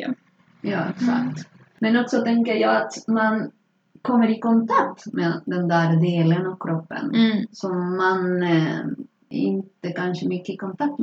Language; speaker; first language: Swedish; non-native, fluent; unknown